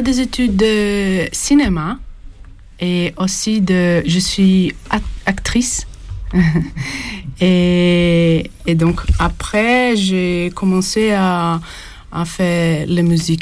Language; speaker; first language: French; non-native, fluent; Portuguese